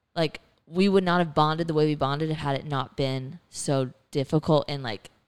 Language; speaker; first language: English; native; English